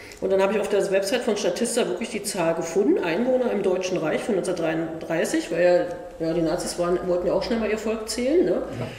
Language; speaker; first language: German; native; German